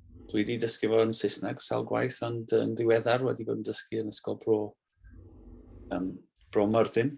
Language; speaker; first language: Welsh; native; Welsh